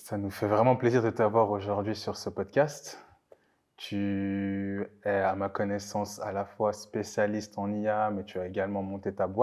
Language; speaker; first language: French; native; French